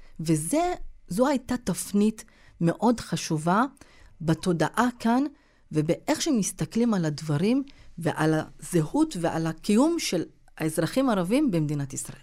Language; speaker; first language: Hebrew; non-native, local second language; Arabic